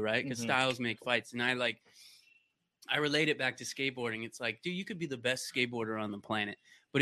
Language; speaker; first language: English; native; English